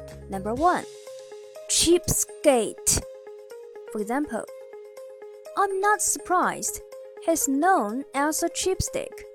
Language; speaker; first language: English; non-native, fluent; Chinese